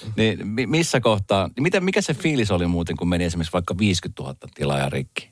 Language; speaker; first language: Finnish; native; Finnish